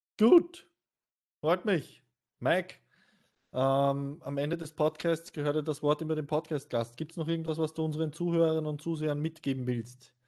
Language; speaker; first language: German; native; German